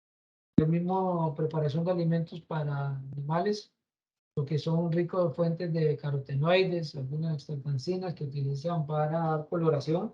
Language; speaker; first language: Spanish; native; Spanish